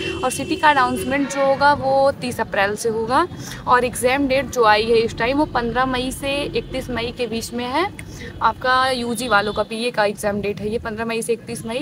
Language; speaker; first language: Hindi; native; Hindi